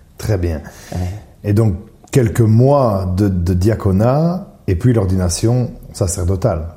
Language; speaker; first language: French; native; French